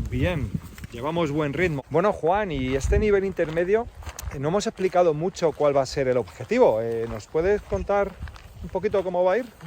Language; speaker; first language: Spanish; native; Spanish